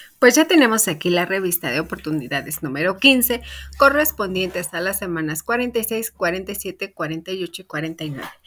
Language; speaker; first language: Spanish; native; Spanish